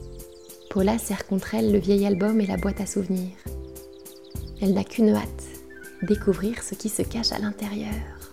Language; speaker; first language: French; native; French